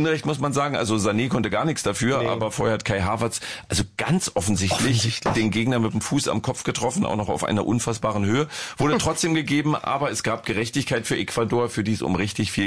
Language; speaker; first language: German; native; German